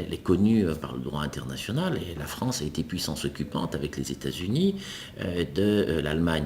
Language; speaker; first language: French; native; French